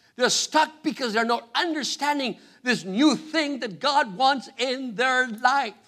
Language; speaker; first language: English; non-native, fluent; Spanish